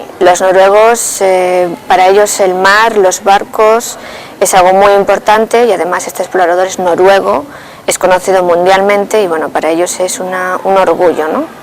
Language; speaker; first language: Spanish; native; Spanish